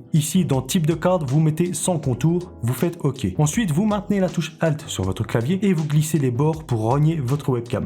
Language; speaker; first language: French; native; French